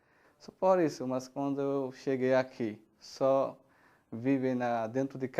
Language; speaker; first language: Portuguese; non-native, learner; Bangla